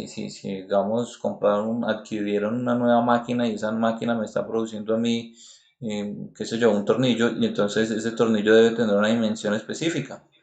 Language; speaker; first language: Spanish; native; Spanish